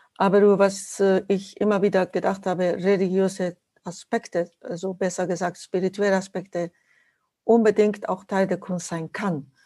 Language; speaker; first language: German; non-native, fluent; Japanese